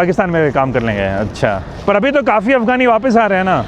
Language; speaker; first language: Hindi; native; Hindi